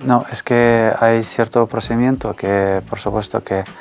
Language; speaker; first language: Spanish; non-native, fluent; Ukrainian